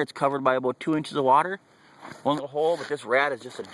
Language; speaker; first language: English; native; English